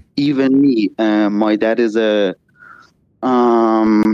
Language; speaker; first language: English; non-native, fluent; Persian